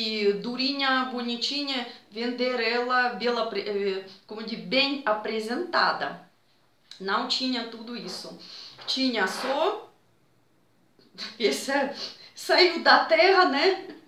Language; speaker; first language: Portuguese; non-native, fluent; Russian